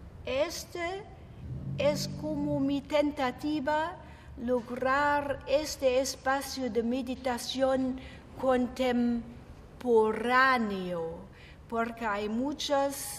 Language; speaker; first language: Spanish; non-native, fluent; German